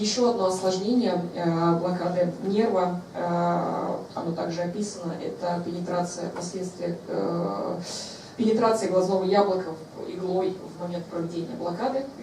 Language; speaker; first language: Russian; native; Russian